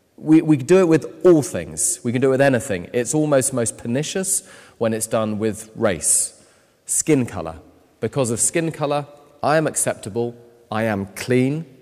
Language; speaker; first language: English; native; English